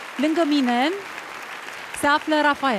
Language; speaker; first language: Romanian; native; Romanian